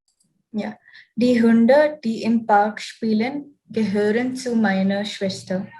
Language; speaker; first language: German; non-native, learner; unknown